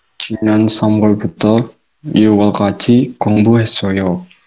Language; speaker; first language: Korean; non-native, learner; Indonesian